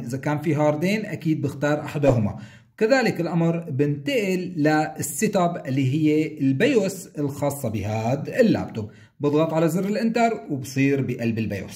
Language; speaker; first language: Arabic; native; Arabic